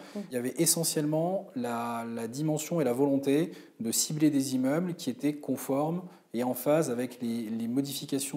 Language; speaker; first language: French; native; French